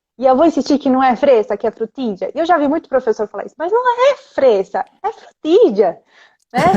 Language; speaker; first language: Portuguese; early bilingual, other home language; Spanish